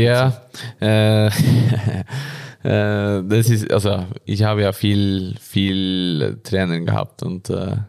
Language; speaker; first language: German; non-native, learner; Norwegian